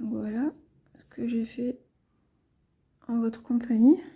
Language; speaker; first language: French; native; French